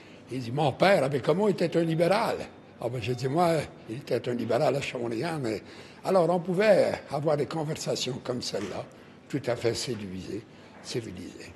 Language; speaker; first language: French; native; French